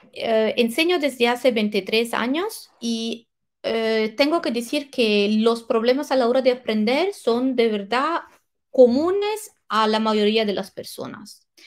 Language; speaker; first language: Spanish; non-native, fluent; Italian